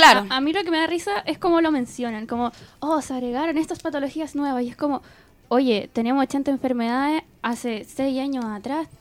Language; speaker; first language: Spanish; native; Spanish